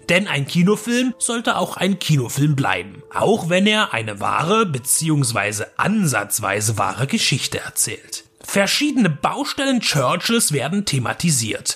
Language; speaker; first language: German; native; German